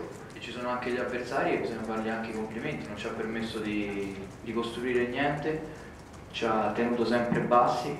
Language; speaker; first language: Italian; native; Italian